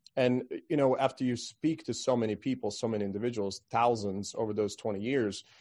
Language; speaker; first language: English; non-native, fluent; Croatian